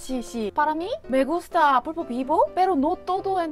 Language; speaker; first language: Spanish; non-native, learner; Korean